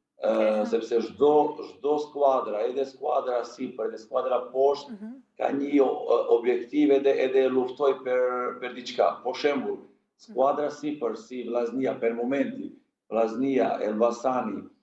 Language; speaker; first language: Albanian; non-native, fluent; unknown